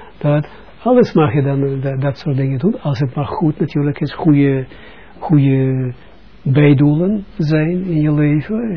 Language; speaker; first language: Dutch; non-native, fluent; Russian